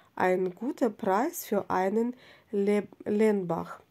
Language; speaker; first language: German; non-native, learner; Russian